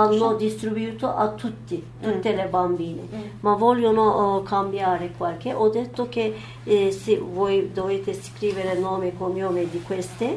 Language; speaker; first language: Italian; non-native, learner; Turkish